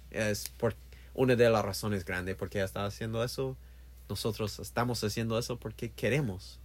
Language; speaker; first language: Spanish; non-native, learner; English